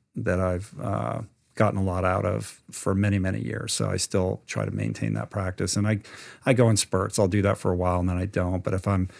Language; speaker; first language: English; native; English